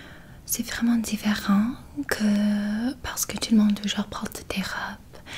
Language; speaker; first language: French; non-native, learner; English